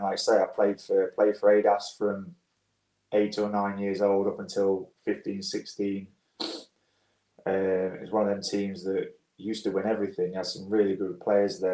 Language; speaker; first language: English; native; English